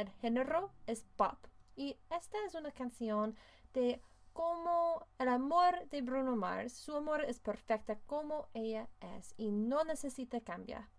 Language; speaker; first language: Spanish; non-native, fluent; English